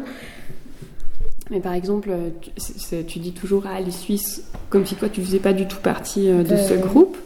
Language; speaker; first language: French; native; French